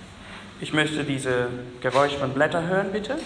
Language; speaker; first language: German; non-native, fluent; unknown